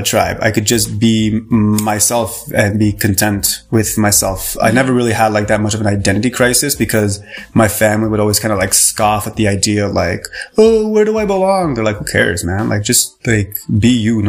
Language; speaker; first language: English; native; English